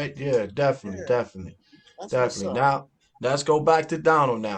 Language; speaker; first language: English; native; English